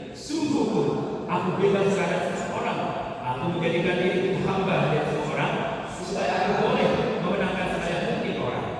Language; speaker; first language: Indonesian; native; Indonesian